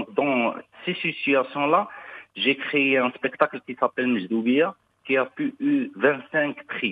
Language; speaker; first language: French; non-native, local second language; Arabic